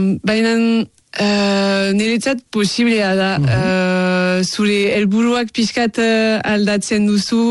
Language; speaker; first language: Basque; non-native, local second language; French